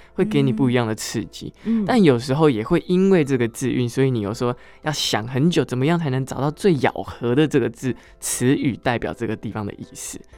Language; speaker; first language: Chinese; non-native, local second language; Hakka Chinese